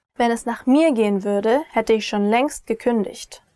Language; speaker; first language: German; native; German